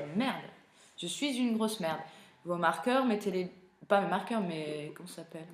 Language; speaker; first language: French; native; French